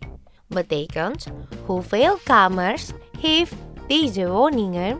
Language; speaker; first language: Dutch; non-native, fluent; Indonesian